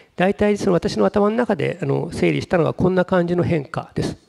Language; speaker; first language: Japanese; native; Japanese